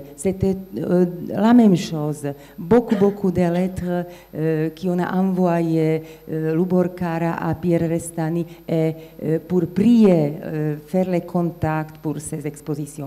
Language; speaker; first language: French; non-native, fluent; Slovak